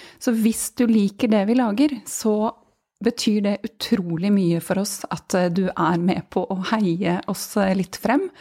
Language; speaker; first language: Norwegian; native; Norwegian